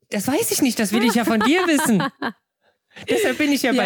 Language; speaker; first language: German; native; German